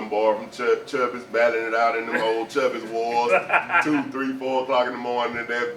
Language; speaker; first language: English; native; English